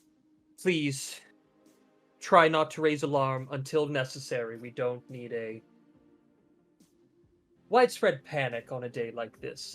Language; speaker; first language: English; native; English